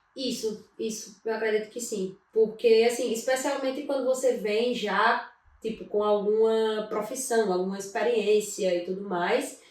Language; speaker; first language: Portuguese; native; Portuguese